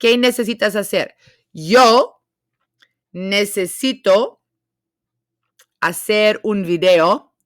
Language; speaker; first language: Spanish; non-native, fluent; English